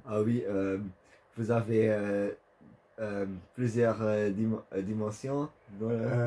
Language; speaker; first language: French; non-native, learner; Dutch